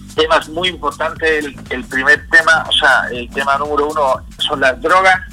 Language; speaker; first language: Spanish; early bilingual, heritage; Spanish